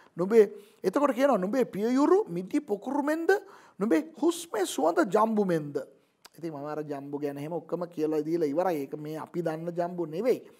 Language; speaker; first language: Sinhala; non-native, local second language; Tamil